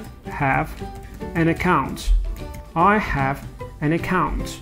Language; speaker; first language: English; non-native, fluent; Russian